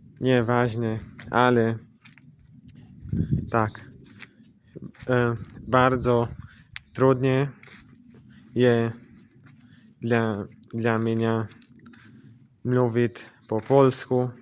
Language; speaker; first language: Polish; non-native, learner; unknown